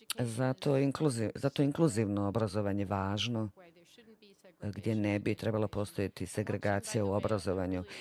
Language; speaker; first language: Bosnian; non-native, fluent; English